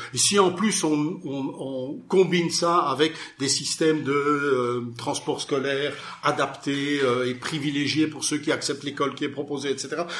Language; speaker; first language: French; native; French